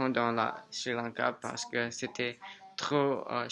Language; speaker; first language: French; non-native, learner; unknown